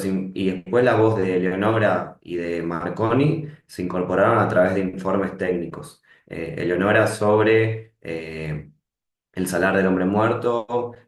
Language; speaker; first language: Spanish; native; Spanish